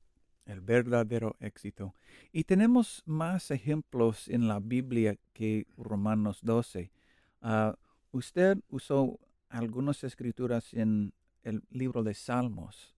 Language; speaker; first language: Spanish; non-native, learner; English